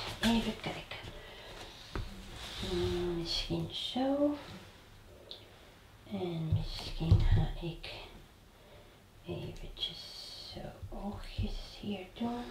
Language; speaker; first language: Dutch; non-native, fluent; Spanish